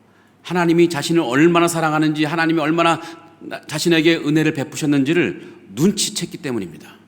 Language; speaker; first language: Korean; native; Korean